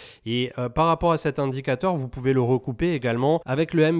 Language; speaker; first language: French; native; French